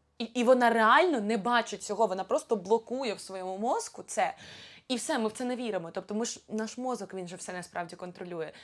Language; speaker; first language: Ukrainian; non-native, local second language; Russian